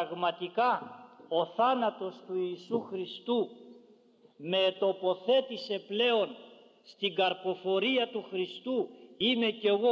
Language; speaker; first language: Greek; native; Greek